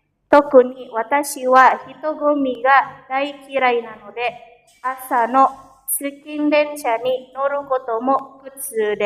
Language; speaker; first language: Japanese; non-native, learner; Indonesian